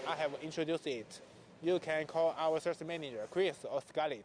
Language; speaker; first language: English; non-native, learner; Chinese